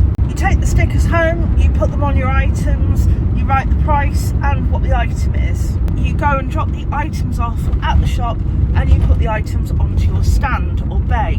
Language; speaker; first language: English; native; English